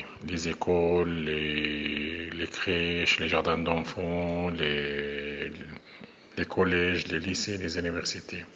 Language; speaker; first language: French; non-native, fluent; Arabic